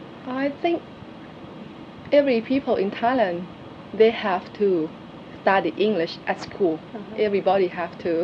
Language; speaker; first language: English; non-native, learner; Thai